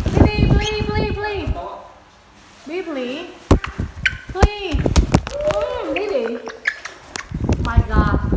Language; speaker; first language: English; non-native, learner; Vietnamese